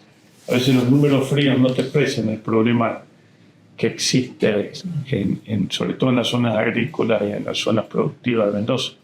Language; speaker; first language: Spanish; native; Spanish